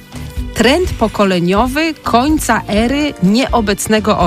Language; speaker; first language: Polish; native; Polish